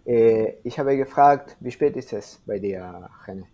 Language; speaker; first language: German; non-native, fluent; Spanish